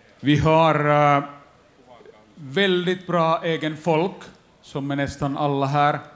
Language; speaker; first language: Swedish; non-native, fluent; Finnish